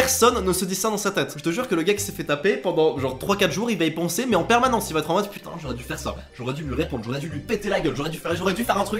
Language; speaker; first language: French; native; French